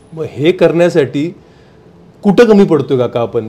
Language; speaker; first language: Marathi; native; Marathi